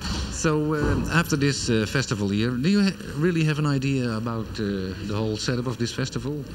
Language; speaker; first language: English; non-native, fluent; Dutch